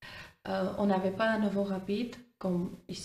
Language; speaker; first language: French; non-native, fluent; Armenian